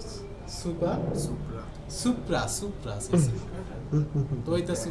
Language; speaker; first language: Japanese; non-native, learner; Bangla